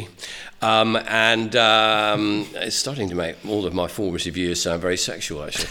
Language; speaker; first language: English; native; English